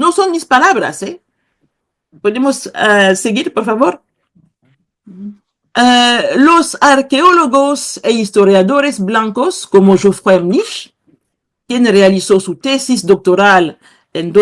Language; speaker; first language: Spanish; non-native, fluent; Kongo